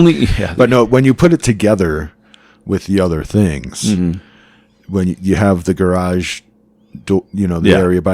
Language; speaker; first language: English; native; English